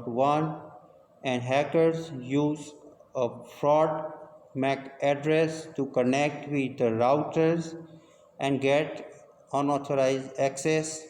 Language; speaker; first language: English; non-native, local second language; Gujarati